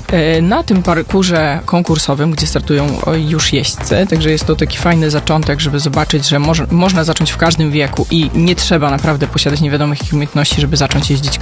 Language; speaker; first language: Polish; native; Polish